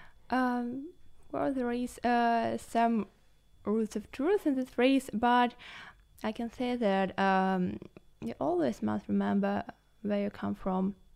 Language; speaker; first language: English; non-native, learner; Ukrainian